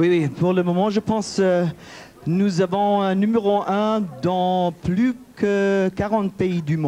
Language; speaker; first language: French; non-native, fluent; German